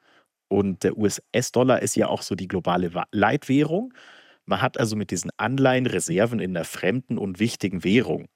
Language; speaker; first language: German; native; German